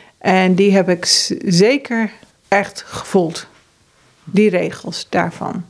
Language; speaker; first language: Dutch; early bilingual, heritage; Dutch